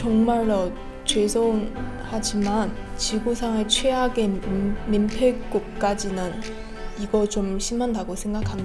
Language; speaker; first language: Korean; non-native, learner; Chinese